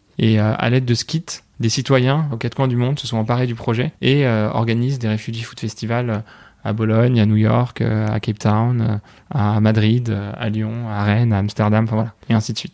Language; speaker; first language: French; native; French